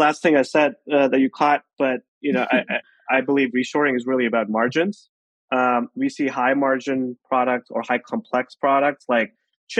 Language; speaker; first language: English; non-native, local second language; Hindi